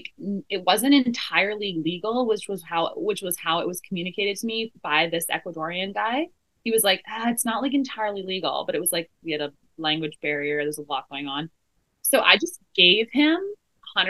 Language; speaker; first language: English; native; English